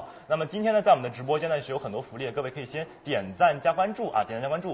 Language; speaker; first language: Chinese; native; Chinese